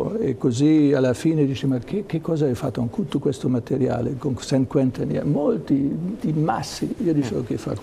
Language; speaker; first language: Italian; non-native, learner; German